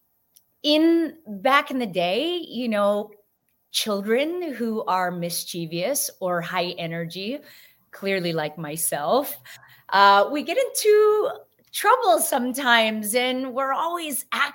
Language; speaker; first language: English; native; English